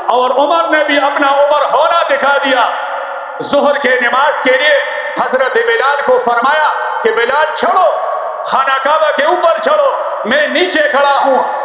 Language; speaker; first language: Urdu; non-native, local second language; Pashto